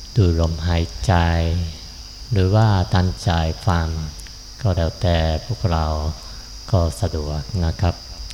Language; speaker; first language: Thai; non-native, fluent; Japanese